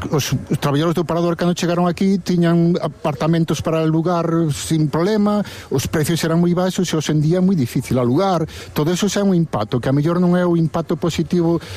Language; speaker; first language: Galician; native; Galician